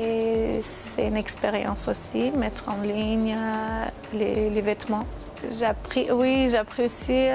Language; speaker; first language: French; non-native, fluent; Armenian